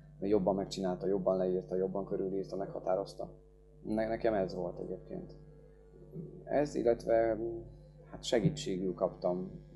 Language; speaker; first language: Hungarian; early bilingual, other home language; Polish